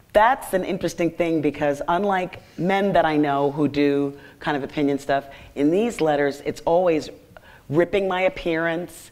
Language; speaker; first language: English; native; English